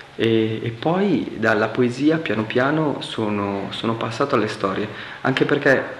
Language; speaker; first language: Italian; native; Italian